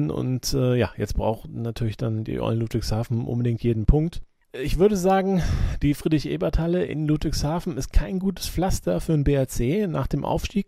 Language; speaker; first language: German; native; German